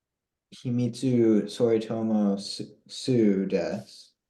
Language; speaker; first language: Japanese; non-native, learner; English